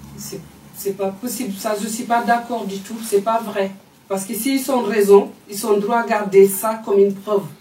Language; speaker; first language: French; non-native, fluent; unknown